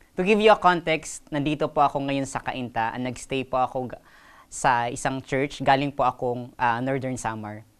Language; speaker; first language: Filipino; non-native, local second language; Waray